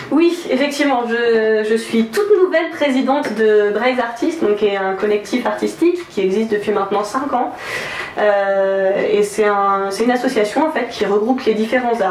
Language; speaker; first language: French; native; French